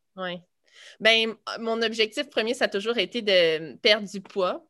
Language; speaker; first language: French; native; French